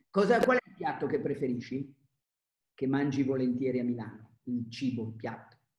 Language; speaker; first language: Italian; native; Italian